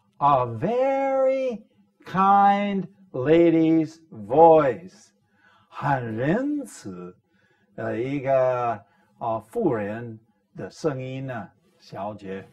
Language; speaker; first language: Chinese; non-native, fluent; English